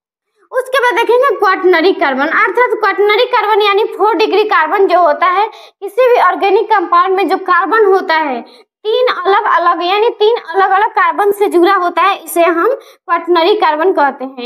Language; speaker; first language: Hindi; native; Hindi